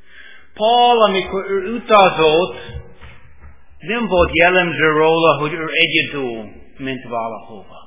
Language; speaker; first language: Hungarian; non-native, fluent; English